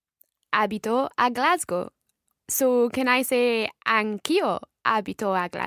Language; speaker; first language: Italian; non-native, learner; English